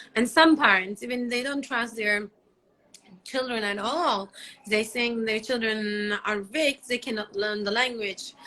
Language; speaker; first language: English; non-native, fluent; Azerbaijani